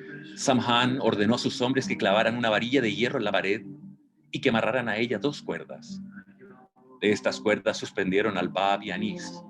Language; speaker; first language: Spanish; native; Spanish